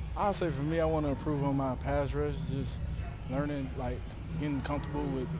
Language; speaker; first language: English; native; English